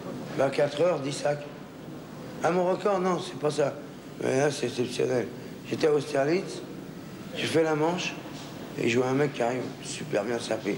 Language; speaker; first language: French; native; French